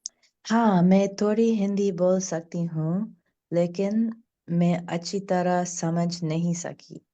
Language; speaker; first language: Hindi; non-native, learner; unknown